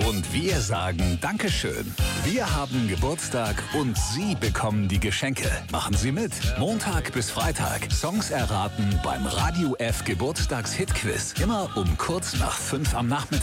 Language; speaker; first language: German; native; German